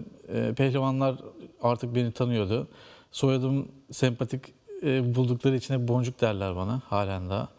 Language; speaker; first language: Turkish; native; Turkish